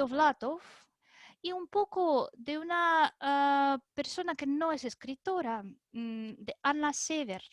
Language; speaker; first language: Spanish; non-native, fluent; Russian